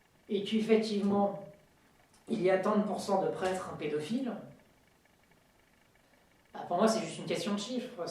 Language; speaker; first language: French; native; French